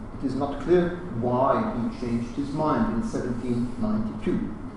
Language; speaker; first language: English; non-native, fluent; German